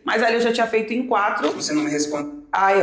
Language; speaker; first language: Portuguese; native; Portuguese